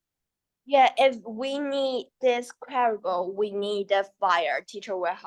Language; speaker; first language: English; non-native, learner; Chinese